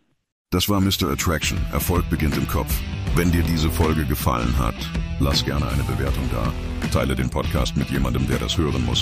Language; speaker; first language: German; native; German